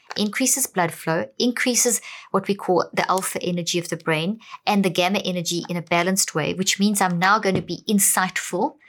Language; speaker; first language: English; native; English